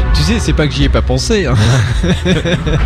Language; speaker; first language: French; native; French